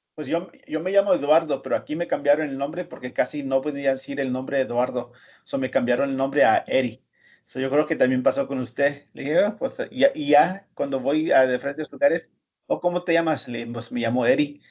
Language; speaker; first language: Spanish; early bilingual, heritage; Spanish